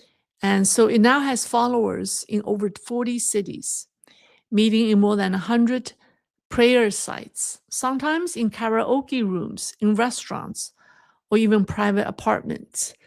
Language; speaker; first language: English; non-native, fluent; Chinese